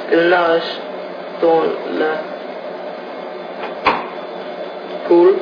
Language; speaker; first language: French; non-native, learner; English